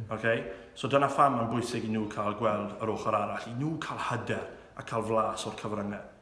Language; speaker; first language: Welsh; non-native, local second language; English